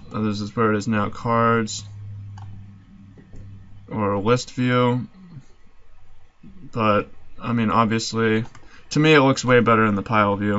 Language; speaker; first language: English; native; English